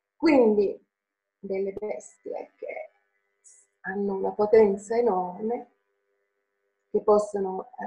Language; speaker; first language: Italian; non-native, fluent; Finnish